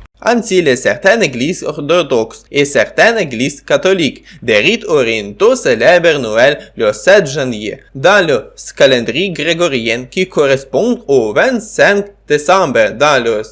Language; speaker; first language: French; non-native, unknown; Ukrainian